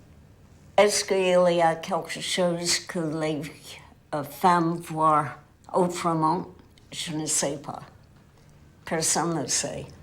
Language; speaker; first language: French; non-native, fluent; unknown